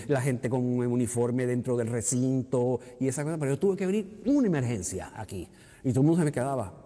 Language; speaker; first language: Spanish; native; Spanish